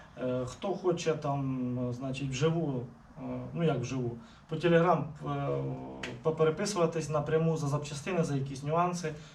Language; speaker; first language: Ukrainian; non-native, local second language; Russian